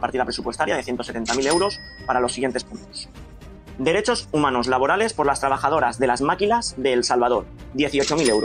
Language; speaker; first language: Spanish; native; Spanish